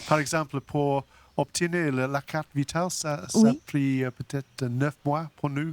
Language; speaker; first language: French; non-native, learner; English